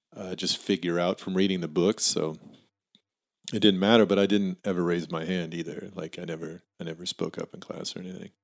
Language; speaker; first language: English; native; English